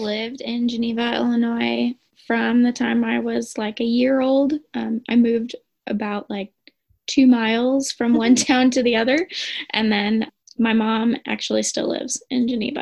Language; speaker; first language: English; native; English